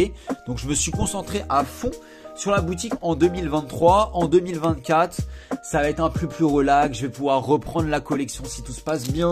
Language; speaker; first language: French; native; French